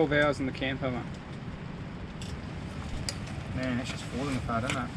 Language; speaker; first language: English; native; English